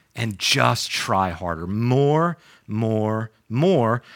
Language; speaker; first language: English; native; English